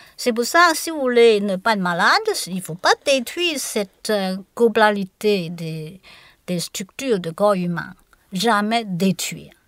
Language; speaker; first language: French; non-native, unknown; Chinese